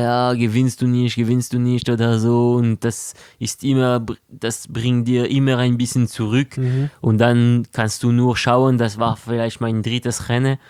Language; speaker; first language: German; non-native, local second language; French